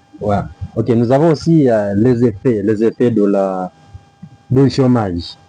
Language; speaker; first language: French; non-native, learner; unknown